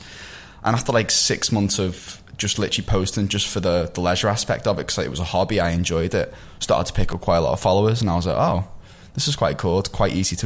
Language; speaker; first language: English; native; English